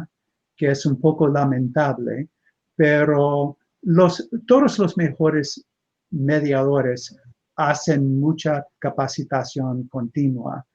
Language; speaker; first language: Spanish; non-native, fluent; English